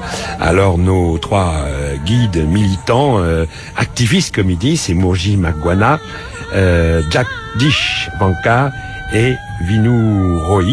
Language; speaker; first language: French; native; French